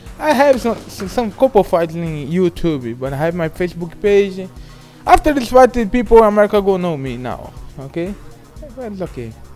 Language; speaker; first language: English; non-native, learner; Portuguese